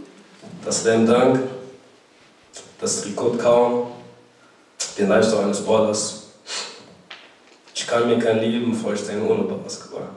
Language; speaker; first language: German; early bilingual, other home language; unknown